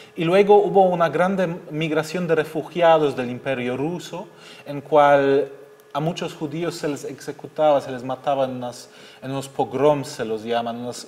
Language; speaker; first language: Spanish; non-native, fluent; German